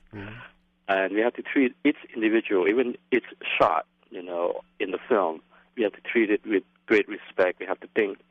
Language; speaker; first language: English; non-native, fluent; Lao